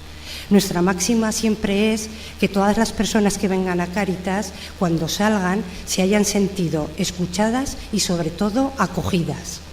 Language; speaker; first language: Spanish; native; Spanish